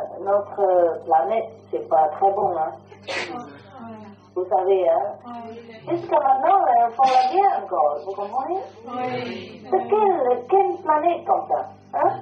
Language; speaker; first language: French; non-native, learner; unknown